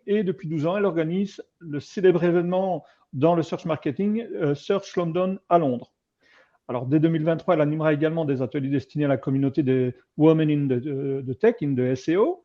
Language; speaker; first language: French; native; French